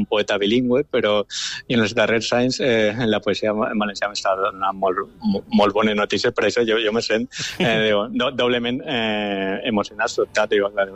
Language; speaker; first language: Catalan; non-native, local second language; Spanish